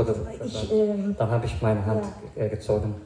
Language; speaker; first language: German; non-native, fluent; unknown